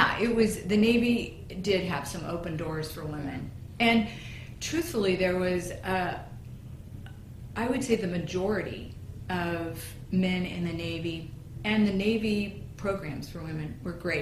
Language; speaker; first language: English; native; English